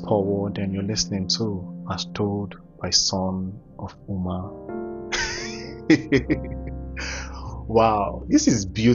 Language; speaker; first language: English; non-native, local second language; Igbo